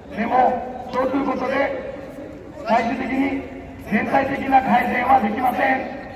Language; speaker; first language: Japanese; non-native, fluent; Marathi